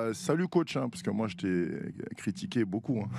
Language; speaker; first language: French; native; French